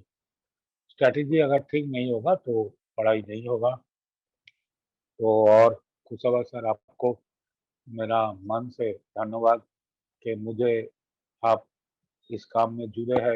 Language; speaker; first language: Hindi; non-native, local second language; Bangla